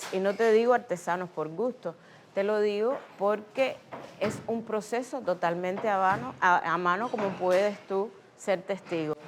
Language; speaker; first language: Spanish; native; Spanish